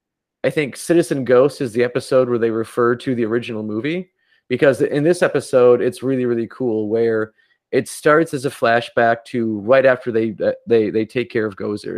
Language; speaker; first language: English; native; English